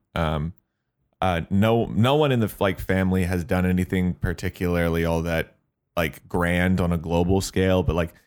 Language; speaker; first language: English; native; English